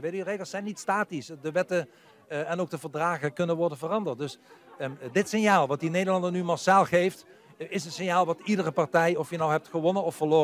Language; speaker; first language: Dutch; native; Dutch